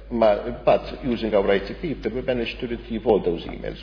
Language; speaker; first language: English; non-native, local second language; Maltese